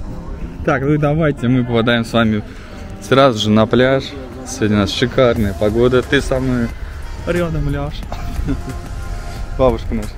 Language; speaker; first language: Russian; native; Russian